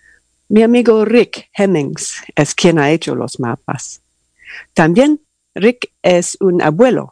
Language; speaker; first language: Spanish; non-native, learner; English